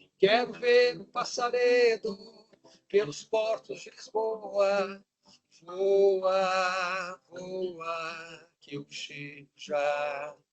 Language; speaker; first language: Portuguese; native; Portuguese